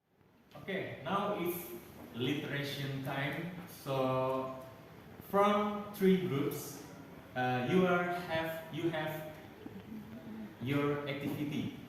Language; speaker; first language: English; non-native, learner; Indonesian